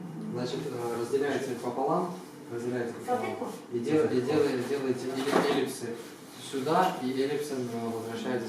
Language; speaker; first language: Russian; native; Russian